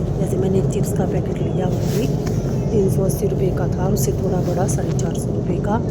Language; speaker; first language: Hindi; native; Hindi